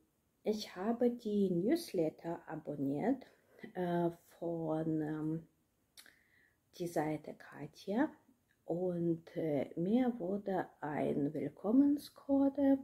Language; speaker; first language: German; non-native, learner; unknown